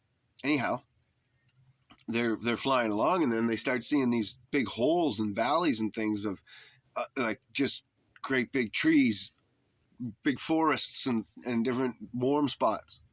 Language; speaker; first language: English; native; English